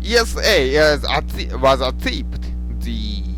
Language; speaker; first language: English; non-native, learner; Japanese